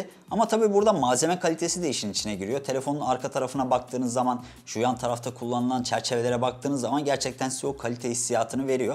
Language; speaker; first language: Turkish; native; Turkish